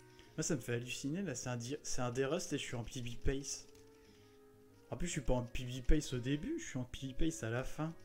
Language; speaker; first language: French; native; French